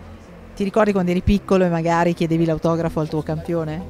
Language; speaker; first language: Italian; native; Italian